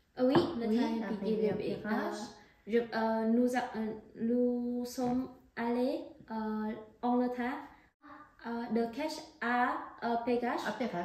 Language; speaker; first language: French; non-native, learner; Vietnamese